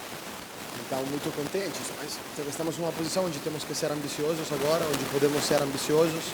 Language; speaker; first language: Portuguese; non-native, fluent; Italian